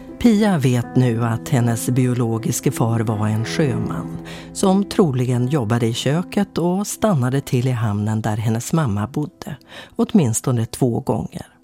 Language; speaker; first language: Swedish; native; Swedish